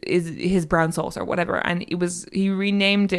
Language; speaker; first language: English; native; English